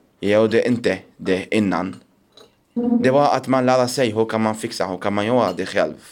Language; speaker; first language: Swedish; non-native, learner; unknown